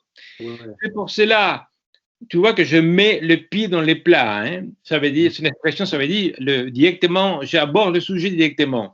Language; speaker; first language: French; non-native, fluent; Spanish